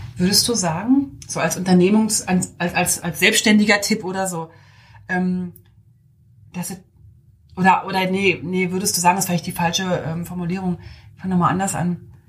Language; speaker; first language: German; native; German